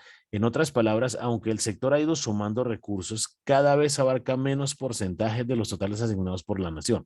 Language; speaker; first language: Spanish; native; Spanish